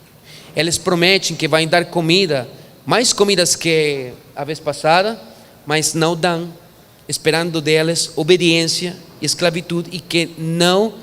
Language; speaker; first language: Portuguese; non-native, fluent; Spanish